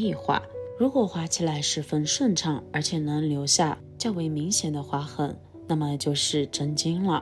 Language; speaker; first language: Chinese; native; Chinese